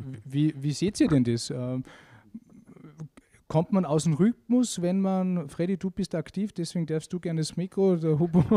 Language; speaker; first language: German; native; German